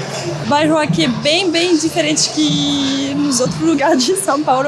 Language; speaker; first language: Portuguese; non-native, fluent; French